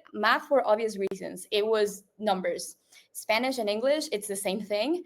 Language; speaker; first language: English; non-native, local second language; Spanish